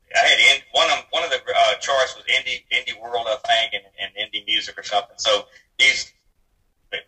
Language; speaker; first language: English; native; English